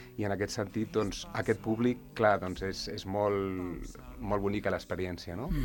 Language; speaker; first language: Catalan; non-native, local second language; Spanish